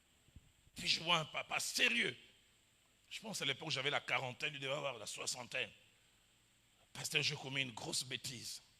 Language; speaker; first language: French; non-native, local second language; Lingala